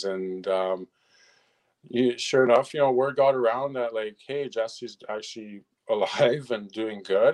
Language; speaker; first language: English; early bilingual, other home language; French